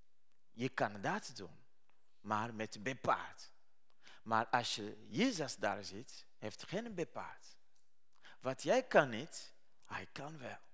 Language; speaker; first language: Dutch; non-native, learner; Rundi